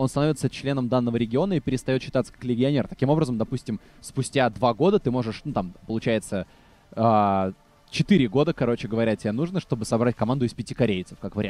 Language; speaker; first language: Russian; native; Russian